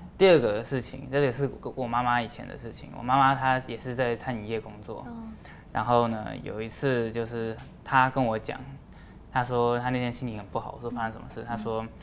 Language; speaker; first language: Chinese; native; Chinese